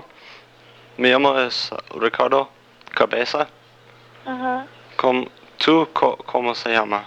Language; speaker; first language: Spanish; non-native, learner; English